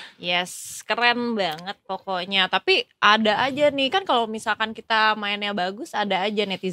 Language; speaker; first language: Indonesian; native; Indonesian